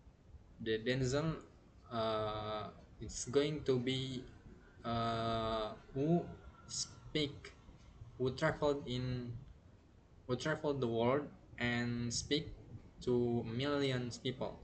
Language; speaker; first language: English; non-native, learner; Indonesian